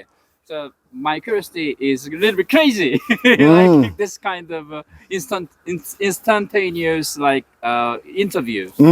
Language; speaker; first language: English; non-native, learner; Korean